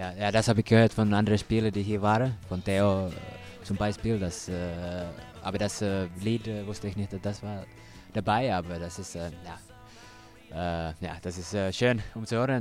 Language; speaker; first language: German; non-native, learner; Finnish